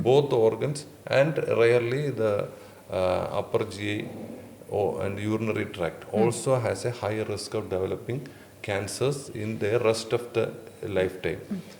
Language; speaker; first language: English; non-native, local second language; Malayalam